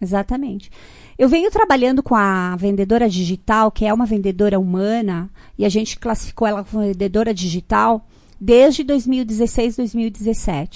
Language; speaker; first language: Portuguese; native; Portuguese